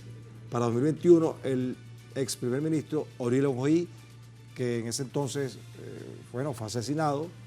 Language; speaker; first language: Spanish; native; Spanish